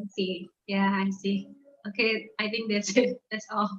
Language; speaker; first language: English; non-native, learner; Indonesian